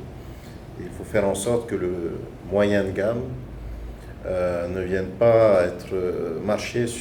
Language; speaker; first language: French; native; French